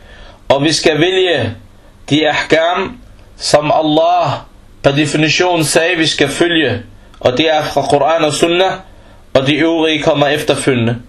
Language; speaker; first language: Danish; non-native, fluent; Arabic